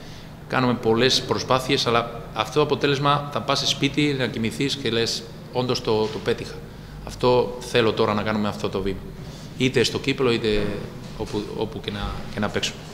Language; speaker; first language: Greek; non-native, fluent; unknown